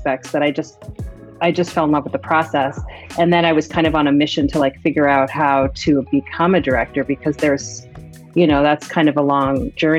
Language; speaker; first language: English; native; English